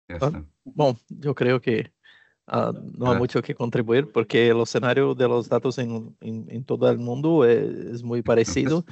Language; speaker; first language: Spanish; non-native, fluent; Portuguese